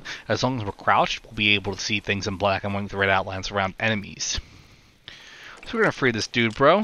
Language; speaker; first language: English; native; English